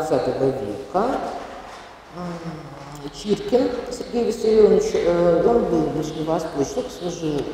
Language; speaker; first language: Russian; native; Russian